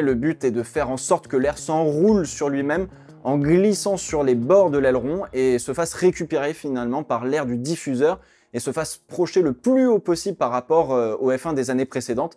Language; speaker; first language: French; native; French